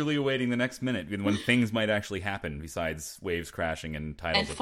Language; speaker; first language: English; native; English